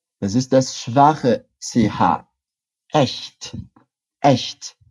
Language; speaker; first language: German; non-native, fluent; Portuguese